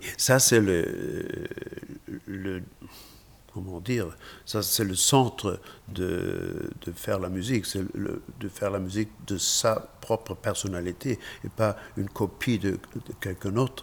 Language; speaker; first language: French; non-native, fluent; German